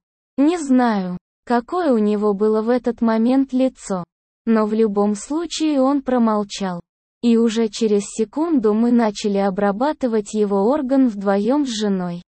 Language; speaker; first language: Russian; native; Russian